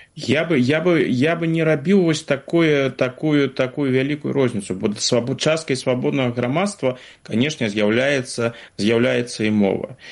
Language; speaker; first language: Belarusian; non-native, local second language; Russian